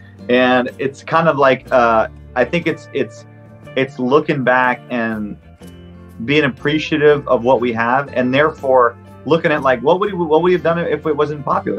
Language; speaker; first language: English; non-native, local second language; French